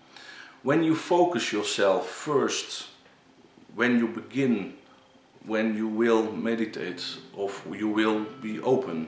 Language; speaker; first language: English; non-native, learner; Dutch